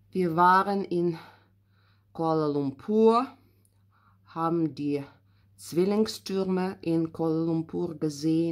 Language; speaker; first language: German; non-native, fluent; Russian